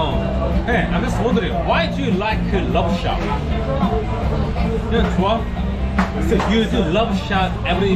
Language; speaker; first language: English; non-native, learner; Korean